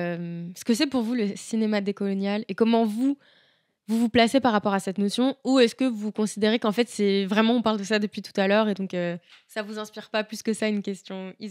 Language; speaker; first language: French; native; French